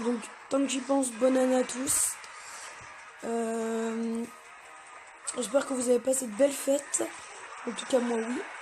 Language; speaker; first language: French; native; French